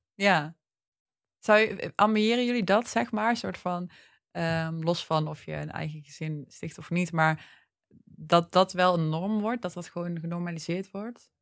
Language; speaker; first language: Dutch; early bilingual, other home language; Turkish